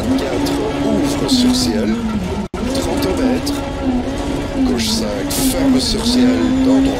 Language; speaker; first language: French; native; French